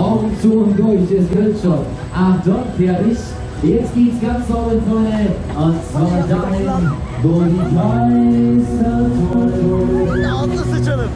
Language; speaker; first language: German; native; German